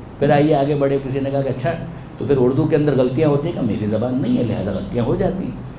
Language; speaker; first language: Urdu; non-native, local second language; Gujarati